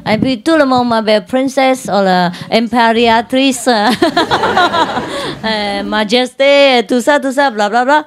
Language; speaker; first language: French; non-native, learner; Vietnamese